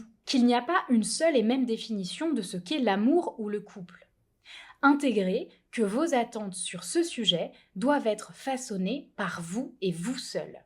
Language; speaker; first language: French; native; French